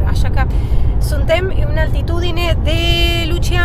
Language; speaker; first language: Romanian; non-native, learner; Spanish